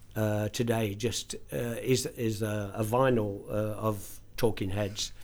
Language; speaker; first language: English; native; English